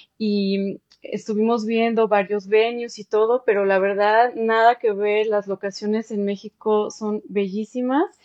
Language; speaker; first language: Spanish; early bilingual, heritage; Spanish